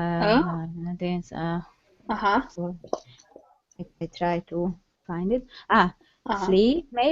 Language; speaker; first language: English; non-native, learner; Hungarian